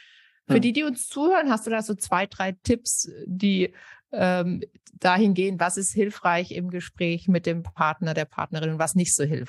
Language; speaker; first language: German; native; German